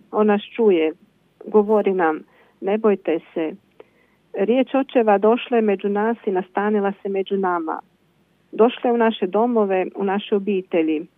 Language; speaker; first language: Croatian; native; Croatian